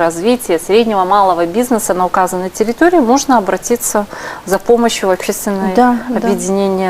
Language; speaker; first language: Russian; native; Russian